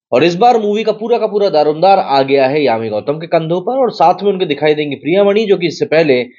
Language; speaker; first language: Hindi; native; Hindi